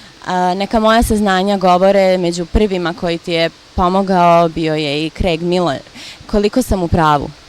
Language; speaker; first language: Bosnian; native; Bosnian